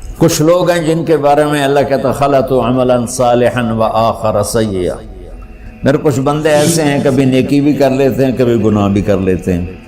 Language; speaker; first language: Urdu; non-native, local second language; Punjabi